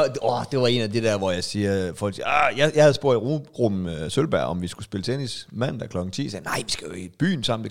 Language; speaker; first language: Danish; native; Danish